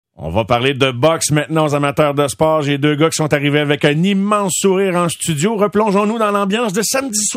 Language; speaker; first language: French; native; French